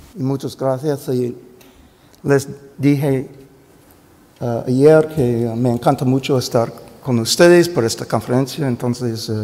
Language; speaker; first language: Spanish; non-native, learner; English